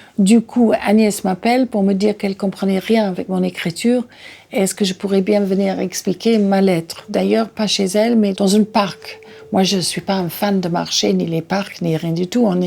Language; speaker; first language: French; non-native, fluent; English